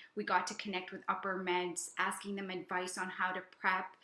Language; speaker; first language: English; native; English